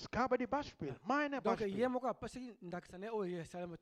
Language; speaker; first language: German; non-native, fluent; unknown